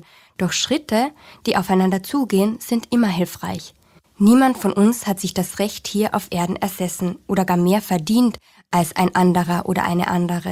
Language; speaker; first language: German; native; German